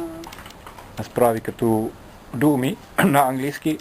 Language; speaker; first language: Bulgarian; non-native, learner; Finnish